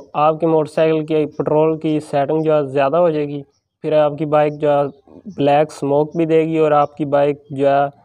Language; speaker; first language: Urdu; non-native, local second language; Punjabi